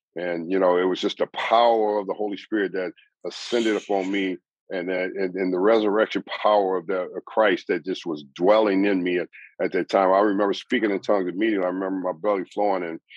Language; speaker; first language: English; native; English